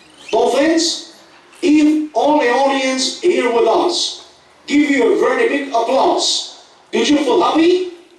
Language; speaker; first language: English; non-native, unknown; Spanish